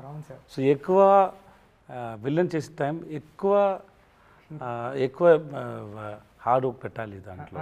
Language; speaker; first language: Telugu; non-native, learner; Tamil